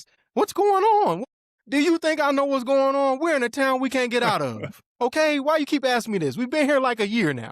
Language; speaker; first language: English; native; English